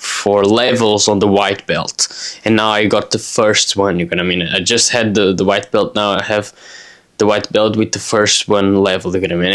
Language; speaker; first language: English; non-native, fluent; Portuguese